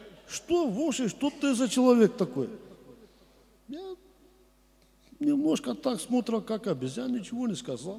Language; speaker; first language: Russian; non-native, learner; Bulgarian